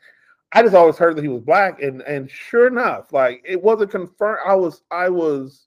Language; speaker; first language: English; native; English